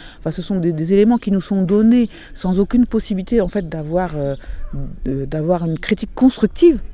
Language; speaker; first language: French; non-native, fluent; Portuguese